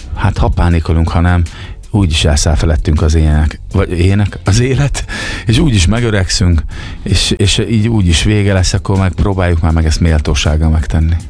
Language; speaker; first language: Hungarian; native; Hungarian